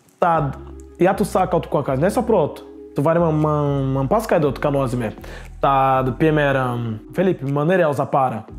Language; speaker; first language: Latvian; non-native, learner; Portuguese